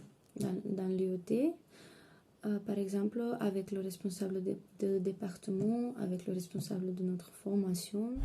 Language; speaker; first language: French; non-native, fluent; Bulgarian